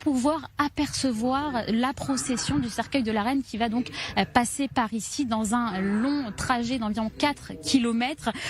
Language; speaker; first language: French; native; French